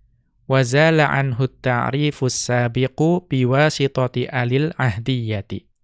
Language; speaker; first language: Arabic; non-native, fluent; Indonesian